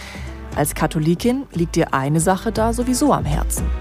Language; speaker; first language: German; native; German